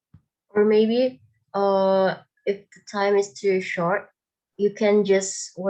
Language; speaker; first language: English; non-native, fluent; Indonesian